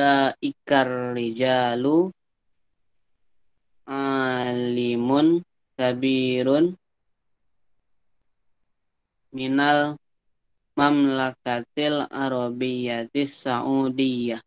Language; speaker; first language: Arabic; non-native, learner; Indonesian